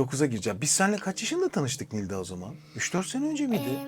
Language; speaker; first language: Turkish; native; Turkish